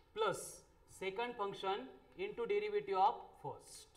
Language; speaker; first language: Hindi; non-native, local second language; Marathi